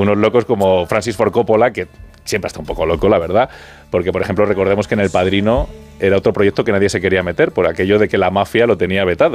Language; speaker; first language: Spanish; native; Spanish